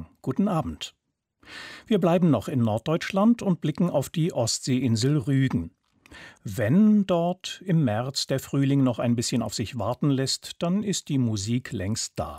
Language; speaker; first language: German; native; German